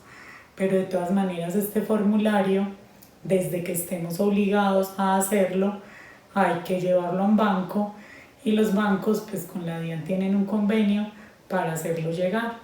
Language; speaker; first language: Spanish; native; Spanish